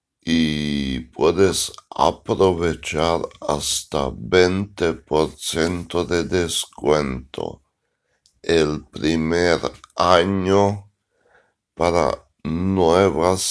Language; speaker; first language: Spanish; non-native, learner; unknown